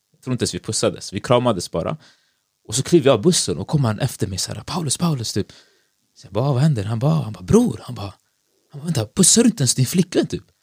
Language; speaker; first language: Swedish; early bilingual, other home language; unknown